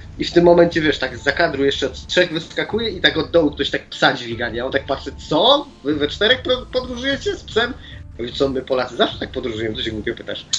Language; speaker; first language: Polish; native; Polish